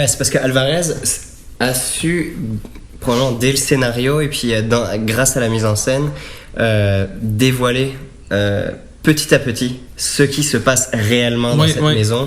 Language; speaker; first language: French; native; French